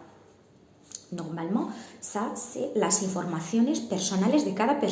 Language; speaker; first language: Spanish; non-native, fluent; Arabic